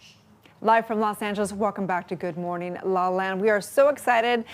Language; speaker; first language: English; native; English